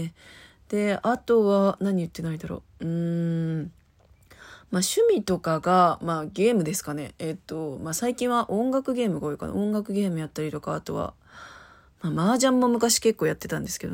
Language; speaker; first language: Japanese; native; Japanese